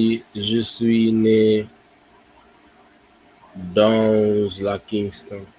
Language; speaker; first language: French; non-native, learner; English